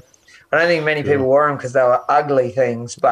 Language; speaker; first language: English; native; English